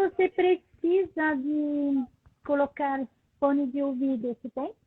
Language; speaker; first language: Portuguese; non-native, fluent; French